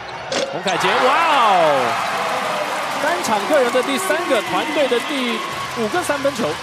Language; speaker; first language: Chinese; native; Chinese